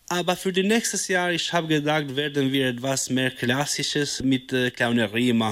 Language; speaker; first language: German; non-native, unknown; Albanian